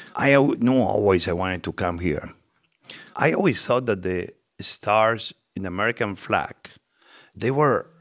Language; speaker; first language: English; non-native, fluent; Spanish